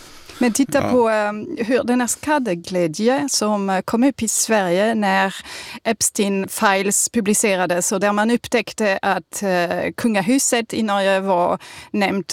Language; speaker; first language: Swedish; non-native, fluent; French